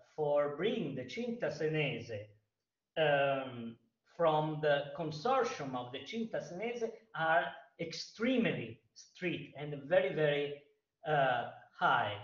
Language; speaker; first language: English; non-native, fluent; Italian